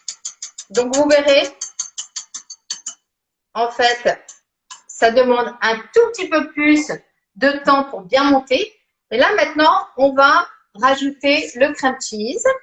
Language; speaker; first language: French; native; French